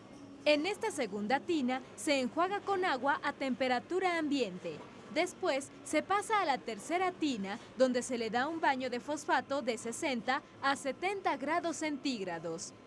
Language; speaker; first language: Spanish; native; Spanish